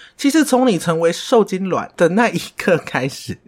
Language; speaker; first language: Chinese; non-native, local second language; Min Nan Chinese